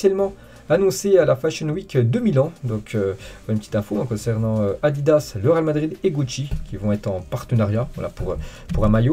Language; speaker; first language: French; native; French